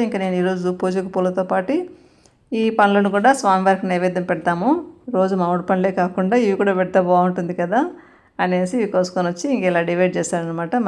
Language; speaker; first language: Telugu; native; Telugu